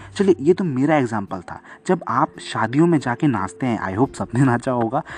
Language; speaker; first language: Hindi; native; Hindi